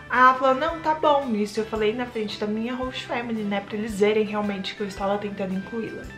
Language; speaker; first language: Portuguese; native; Portuguese